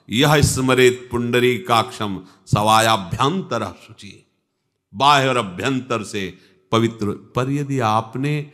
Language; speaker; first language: Hindi; native; Hindi